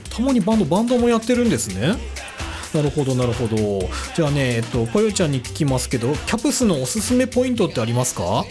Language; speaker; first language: Japanese; native; Japanese